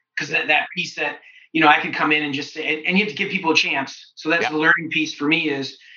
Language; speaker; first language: English; native; English